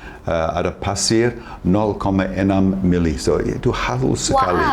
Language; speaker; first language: Indonesian; non-native, fluent; English